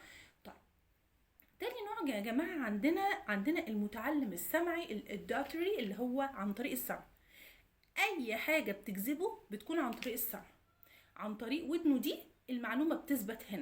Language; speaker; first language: Arabic; native; Arabic